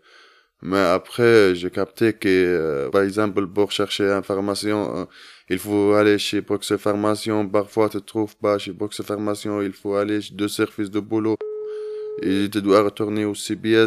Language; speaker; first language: French; non-native, learner; Arabic